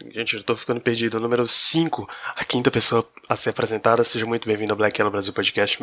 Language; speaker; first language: Portuguese; native; Portuguese